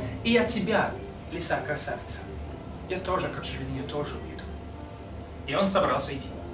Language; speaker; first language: Russian; non-native, fluent; English